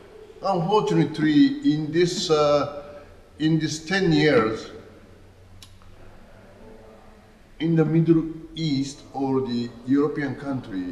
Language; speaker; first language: English; non-native, learner; Japanese